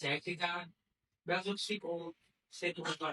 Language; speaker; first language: Korean; non-native, learner; Vietnamese